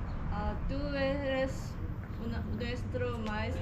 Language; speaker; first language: Spanish; non-native, learner; Korean